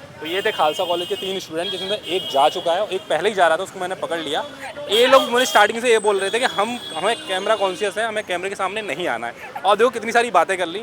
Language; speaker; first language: Hindi; native; Hindi